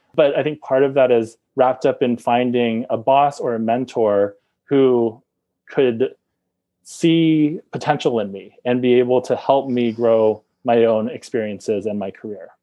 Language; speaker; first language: English; native; English